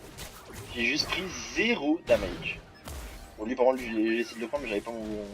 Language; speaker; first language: French; native; French